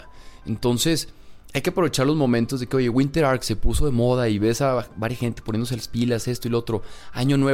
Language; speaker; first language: Spanish; native; Spanish